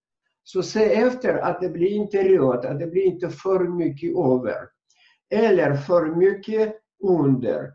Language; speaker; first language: Swedish; non-native, fluent; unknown